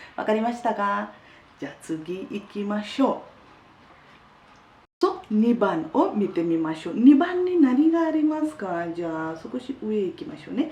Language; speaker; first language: Japanese; non-native, fluent; Hindi